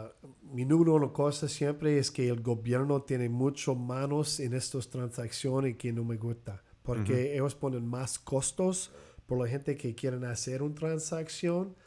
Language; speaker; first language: Spanish; early bilingual, heritage; English